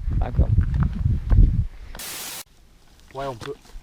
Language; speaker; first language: French; native; French